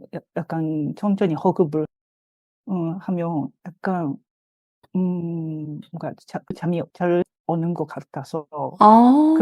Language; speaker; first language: Korean; non-native, fluent; Japanese